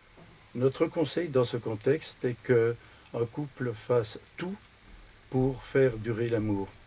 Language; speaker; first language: French; native; French